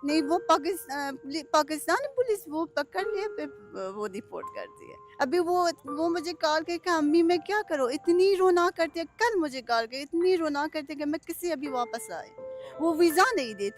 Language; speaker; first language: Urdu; non-native, learner; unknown